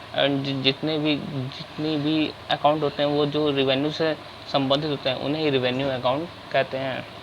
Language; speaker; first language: Hindi; native; Hindi